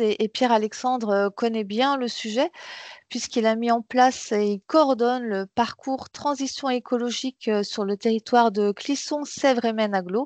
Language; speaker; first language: French; native; French